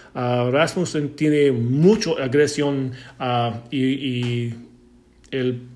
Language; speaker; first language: Spanish; non-native, learner; English